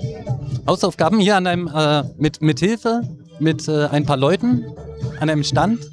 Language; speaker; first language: German; native; German